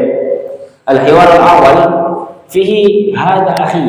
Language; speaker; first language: Arabic; non-native, fluent; Indonesian